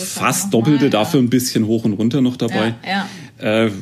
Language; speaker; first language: German; native; German